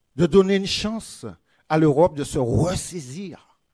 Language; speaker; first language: French; native; French